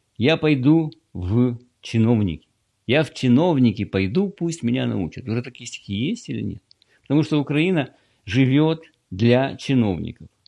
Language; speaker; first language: Russian; native; Russian